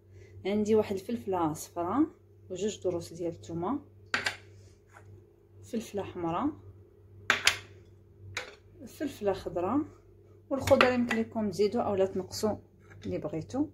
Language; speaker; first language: Arabic; native; Arabic